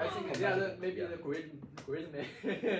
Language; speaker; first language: English; non-native, learner; Chinese